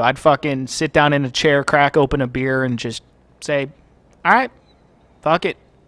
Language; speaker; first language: English; native; English